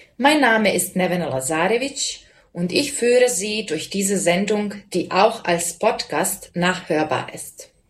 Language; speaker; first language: German; non-native, fluent; Serbian